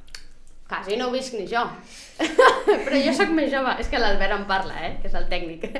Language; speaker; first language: Catalan; native; Catalan